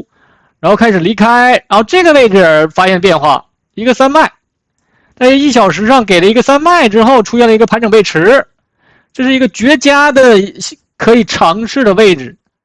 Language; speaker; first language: Chinese; native; Chinese